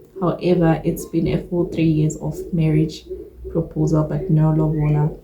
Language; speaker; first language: English; non-native, local second language; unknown